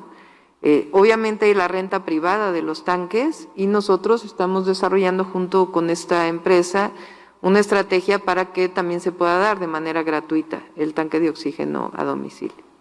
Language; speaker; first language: Spanish; native; Spanish